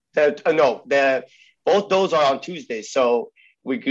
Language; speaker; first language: English; early bilingual, other home language; Persian